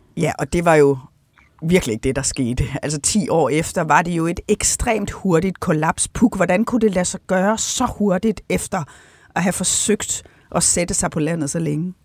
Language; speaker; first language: Danish; native; Danish